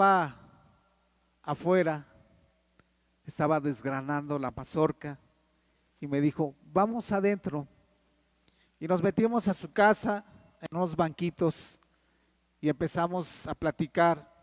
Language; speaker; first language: Spanish; native; Spanish